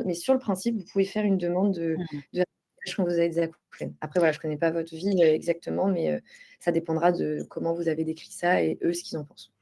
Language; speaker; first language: French; native; French